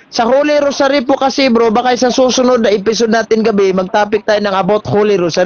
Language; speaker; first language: Filipino; non-native, local second language; Cebuano